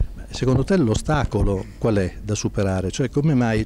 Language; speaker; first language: Italian; native; Italian